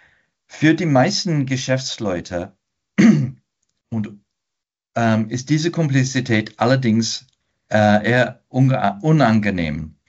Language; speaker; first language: German; non-native, fluent; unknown